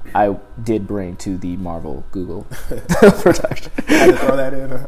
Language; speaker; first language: English; native; English